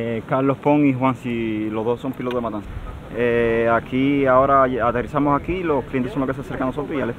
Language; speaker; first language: Spanish; native; Spanish